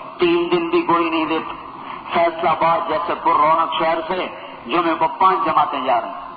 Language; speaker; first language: Urdu; non-native, local second language; Punjabi